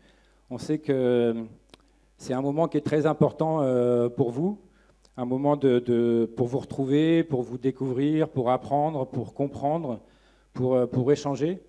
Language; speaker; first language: French; native; French